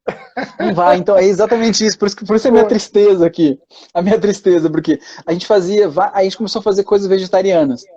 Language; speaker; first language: Portuguese; native; Portuguese